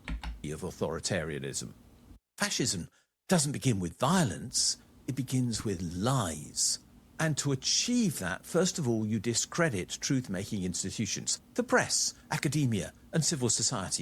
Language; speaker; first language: English; native; English